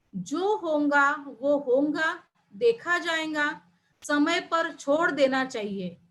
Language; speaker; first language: Hindi; non-native, local second language; Marathi